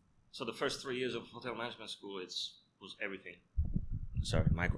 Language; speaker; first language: English; non-native, fluent; Italian